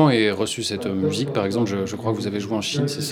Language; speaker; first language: French; native; French